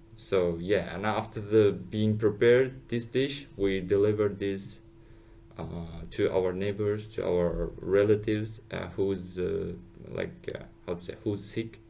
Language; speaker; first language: English; non-native, learner; Uzbek